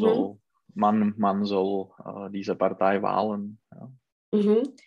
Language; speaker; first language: German; non-native, learner; Czech